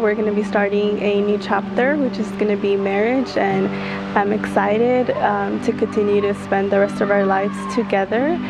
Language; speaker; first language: English; early bilingual, other home language; Spanish